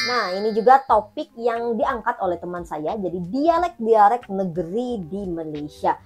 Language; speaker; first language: Indonesian; native; Indonesian